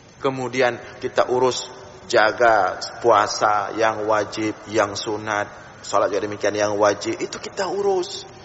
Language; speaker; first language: Malay; non-native, local second language; Achinese